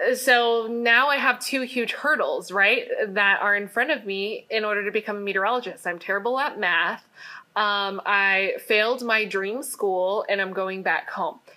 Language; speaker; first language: English; native; English